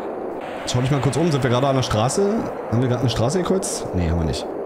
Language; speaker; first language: German; native; German